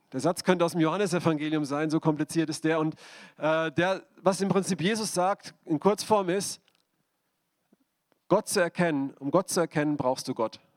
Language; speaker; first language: German; native; German